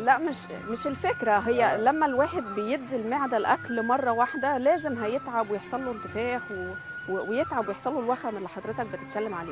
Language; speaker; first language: Arabic; native; Arabic